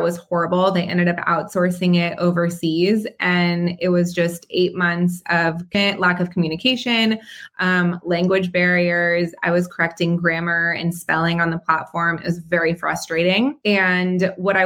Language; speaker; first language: English; native; English